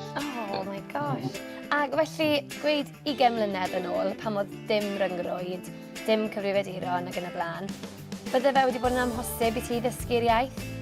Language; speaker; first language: Welsh; native; Welsh